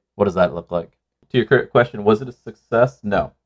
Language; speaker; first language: English; non-native, local second language; Sinhala